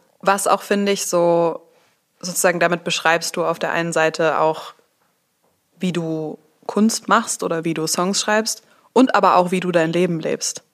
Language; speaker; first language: German; native; German